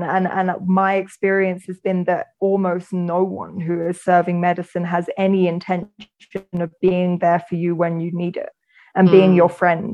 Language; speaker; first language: English; native; English